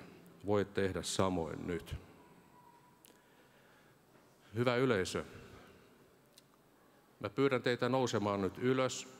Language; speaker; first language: Finnish; native; Finnish